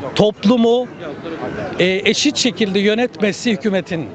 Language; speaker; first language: Turkish; native; Turkish